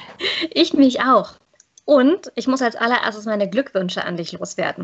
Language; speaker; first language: German; native; German